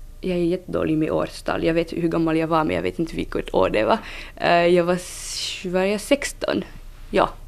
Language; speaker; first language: Swedish; non-native, fluent; French